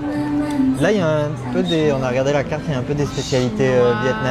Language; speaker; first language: French; native; French